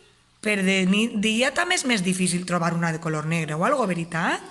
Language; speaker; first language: Catalan; native; Catalan